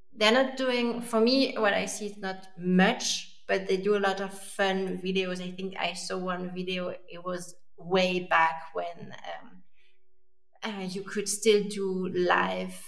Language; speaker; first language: English; non-native, fluent; French